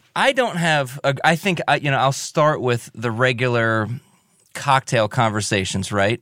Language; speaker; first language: English; native; English